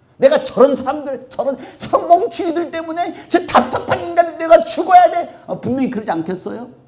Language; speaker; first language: Korean; native; Korean